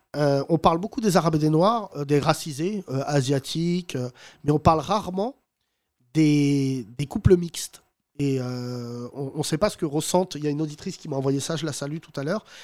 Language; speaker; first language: French; early bilingual, other home language; Arabic